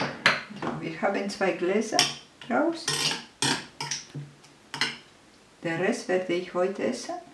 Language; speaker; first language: German; non-native, fluent; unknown